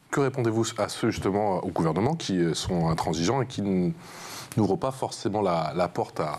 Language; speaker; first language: French; native; French